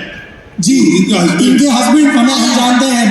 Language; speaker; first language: Hindi; native; Hindi